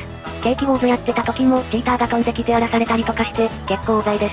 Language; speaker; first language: Japanese; native; Japanese